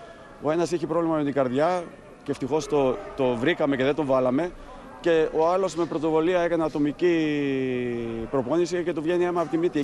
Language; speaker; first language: Greek; native; Greek